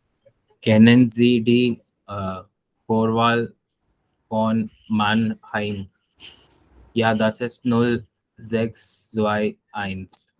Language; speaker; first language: German; non-native, learner; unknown